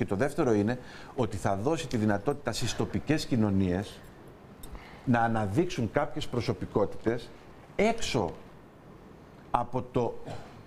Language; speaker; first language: Greek; native; Greek